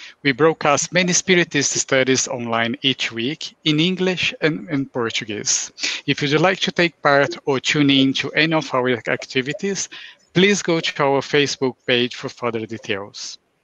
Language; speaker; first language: English; non-native, fluent; Portuguese